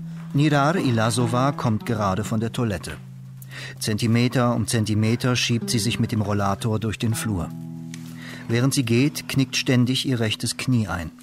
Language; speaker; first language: German; native; German